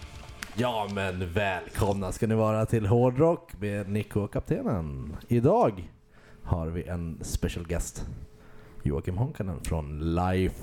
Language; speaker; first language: Swedish; native; Swedish